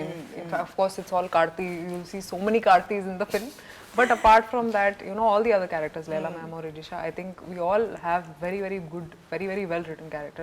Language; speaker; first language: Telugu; non-native, fluent; Hindi